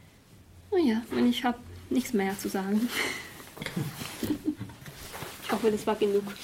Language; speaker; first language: German; non-native, fluent; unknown